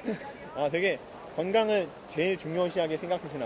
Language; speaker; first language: Korean; native; Korean